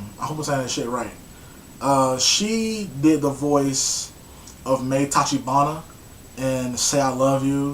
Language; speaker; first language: English; native; English